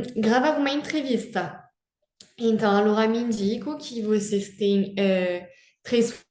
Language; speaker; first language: Portuguese; non-native, fluent; French